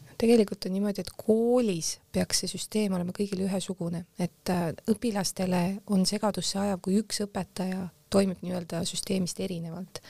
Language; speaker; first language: Estonian; native; Estonian